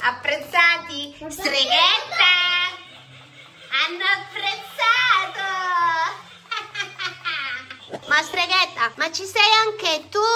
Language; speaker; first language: Italian; native; Italian